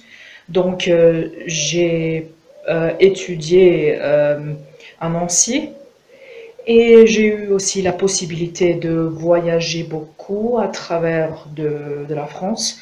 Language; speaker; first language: French; non-native, fluent; Croatian